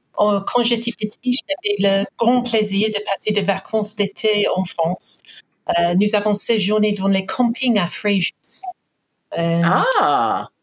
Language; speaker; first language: French; non-native, fluent; English